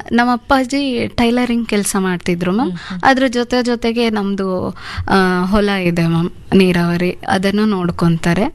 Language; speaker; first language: Kannada; non-native, local second language; Urdu